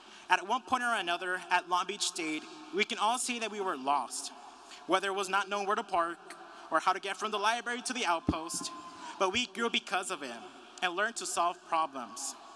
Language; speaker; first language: English; early bilingual, other home language; Spanish